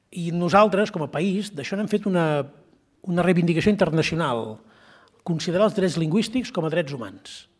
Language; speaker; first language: Catalan; native; Catalan